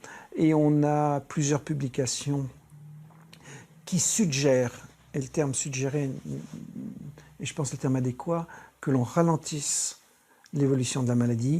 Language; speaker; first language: French; native; French